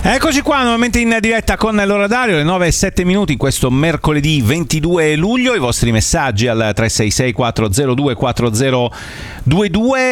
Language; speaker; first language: Italian; native; Italian